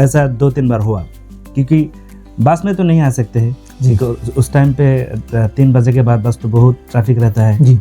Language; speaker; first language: Hindi; non-native, fluent; Bangla